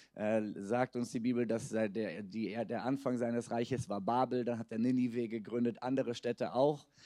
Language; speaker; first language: German; native; German